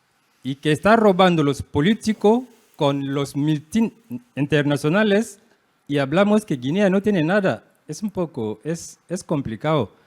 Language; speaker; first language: Spanish; non-native, fluent; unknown